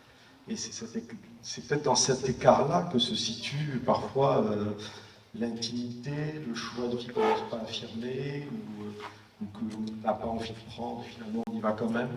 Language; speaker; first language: French; native; French